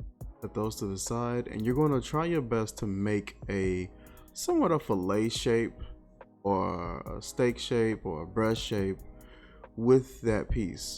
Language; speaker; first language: English; native; English